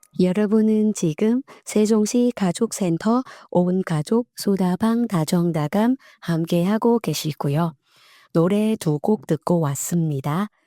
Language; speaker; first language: Korean; non-native, fluent; Vietnamese